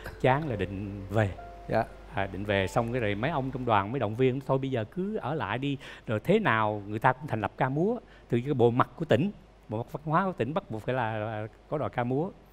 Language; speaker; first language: Vietnamese; native; Vietnamese